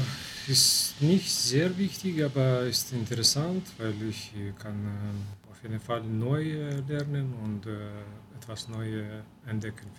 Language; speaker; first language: German; non-native, local second language; Romanian